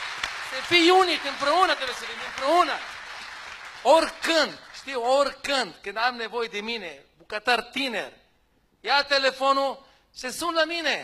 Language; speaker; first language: Romanian; non-native, fluent; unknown